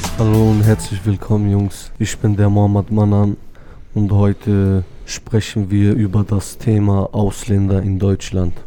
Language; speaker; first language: German; non-native, fluent; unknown